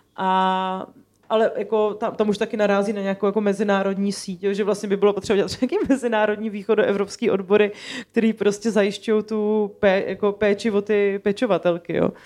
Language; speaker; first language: Czech; native; Czech